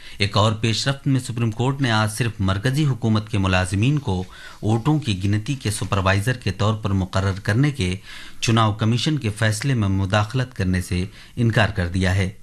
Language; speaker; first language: Urdu; native; Urdu